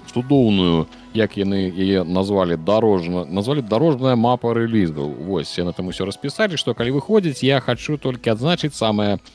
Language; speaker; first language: Belarusian; non-native, local second language; Russian